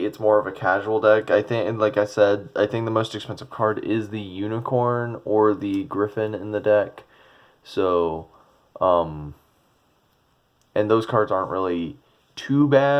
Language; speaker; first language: English; native; English